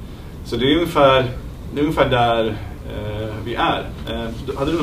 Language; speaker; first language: Swedish; native; Swedish